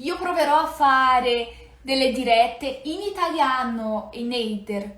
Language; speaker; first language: Italian; non-native, fluent; Portuguese